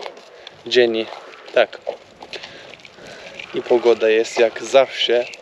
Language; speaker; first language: Polish; non-native, learner; Turkish